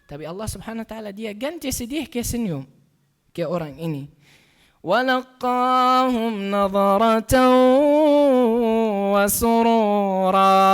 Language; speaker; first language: Indonesian; non-native, learner; Arabic